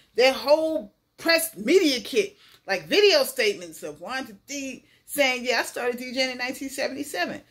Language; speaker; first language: English; native; English